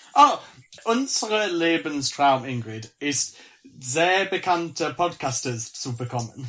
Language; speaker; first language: German; non-native, learner; English